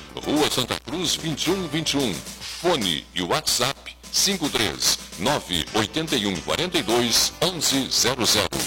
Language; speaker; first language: Portuguese; native; Portuguese